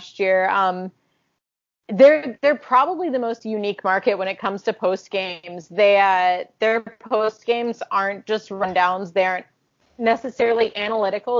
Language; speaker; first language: English; native; English